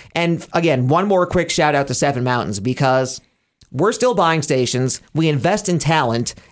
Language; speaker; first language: English; native; English